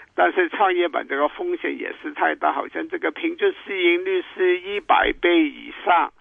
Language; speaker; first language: Chinese; non-native, local second language; Cantonese